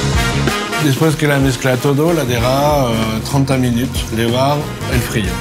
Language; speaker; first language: Spanish; non-native, learner; French